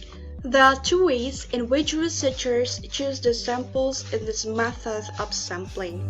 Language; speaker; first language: English; non-native, learner; Indonesian